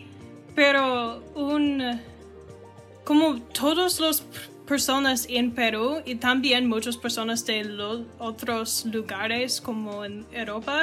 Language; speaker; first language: Spanish; non-native, learner; English